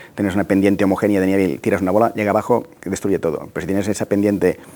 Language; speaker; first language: Spanish; native; Spanish